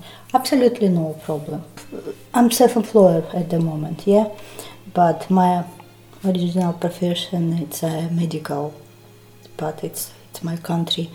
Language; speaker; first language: English; non-native, learner; Russian